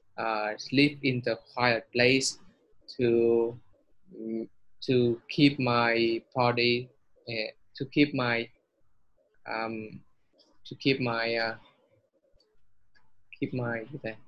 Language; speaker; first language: English; non-native, learner; Vietnamese